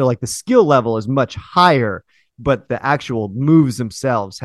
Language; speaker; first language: English; native; English